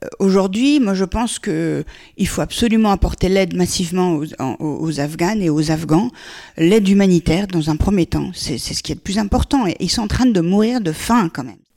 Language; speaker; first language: French; early bilingual, other home language; Persian